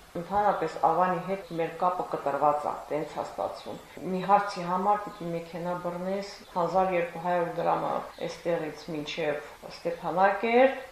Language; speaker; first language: Armenian; native; Armenian